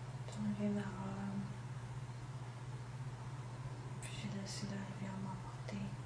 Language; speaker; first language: French; non-native, local second language; English